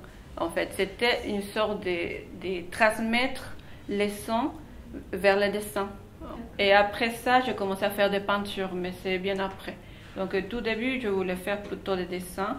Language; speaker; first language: French; non-native, fluent; Spanish